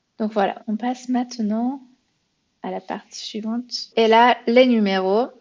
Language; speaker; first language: French; non-native, fluent; Persian